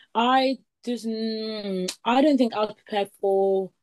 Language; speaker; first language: English; native; English